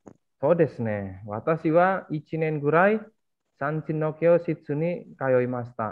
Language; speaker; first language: Japanese; non-native, fluent; Indonesian